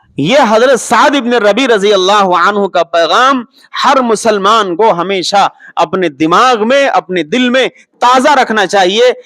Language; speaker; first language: Urdu; native; Urdu